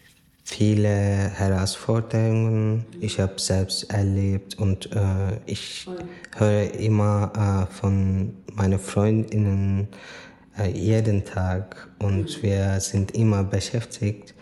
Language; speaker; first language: German; non-native, fluent; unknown